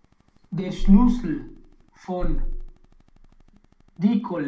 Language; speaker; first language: German; non-native, learner; Romanian